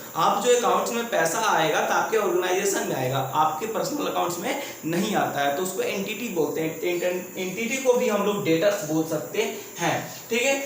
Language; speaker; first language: Hindi; native; Hindi